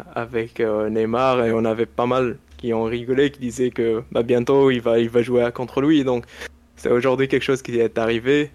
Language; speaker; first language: French; non-native, local second language; Arabic